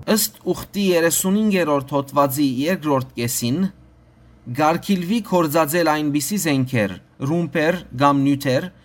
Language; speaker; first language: Armenian; early bilingual, heritage; Armenian